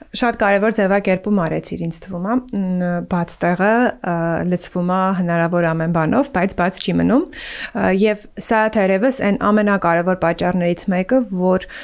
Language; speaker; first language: Armenian; native; Armenian